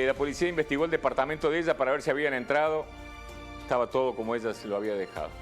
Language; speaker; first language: Spanish; native; Spanish